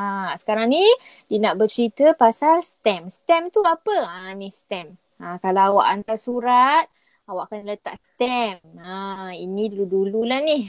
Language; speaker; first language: Malay; native; Malay